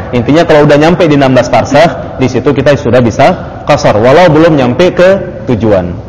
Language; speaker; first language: Indonesian; native; Indonesian